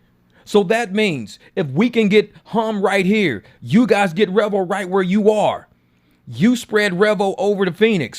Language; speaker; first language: English; native; English